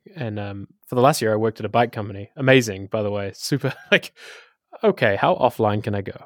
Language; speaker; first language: English; native; English